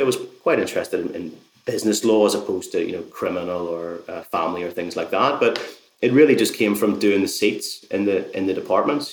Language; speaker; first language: English; native; English